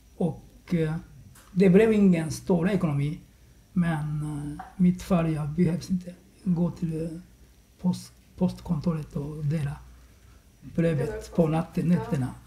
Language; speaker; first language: Swedish; non-native, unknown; Japanese